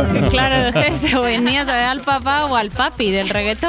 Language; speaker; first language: Spanish; native; Spanish